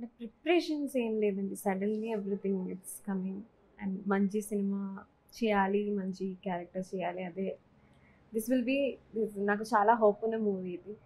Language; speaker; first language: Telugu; non-native, learner; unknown